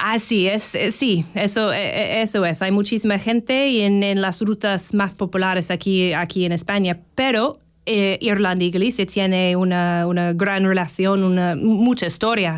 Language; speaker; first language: Spanish; non-native, fluent; English